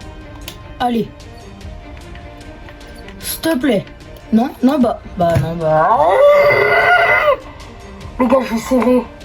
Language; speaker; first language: French; native; French